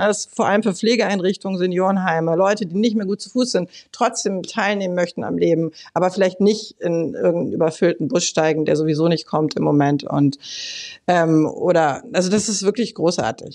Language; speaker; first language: German; native; German